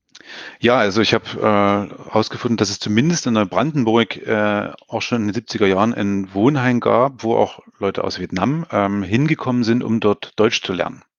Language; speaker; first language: German; native; German